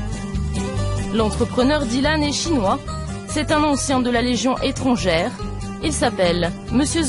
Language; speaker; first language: French; native; French